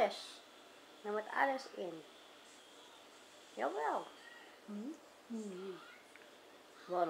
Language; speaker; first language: Dutch; non-native, learner; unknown